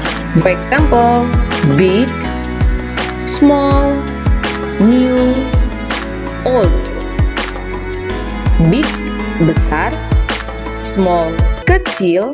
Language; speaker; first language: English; non-native, fluent; Indonesian